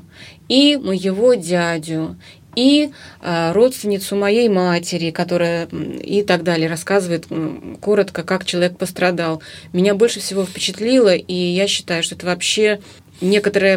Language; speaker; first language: Russian; native; Russian